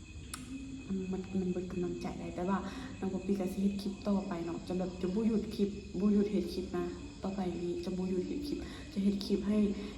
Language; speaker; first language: Thai; non-native, local second language; Lao